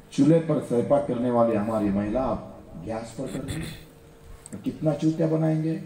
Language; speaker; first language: Hindi; non-native, local second language; Marathi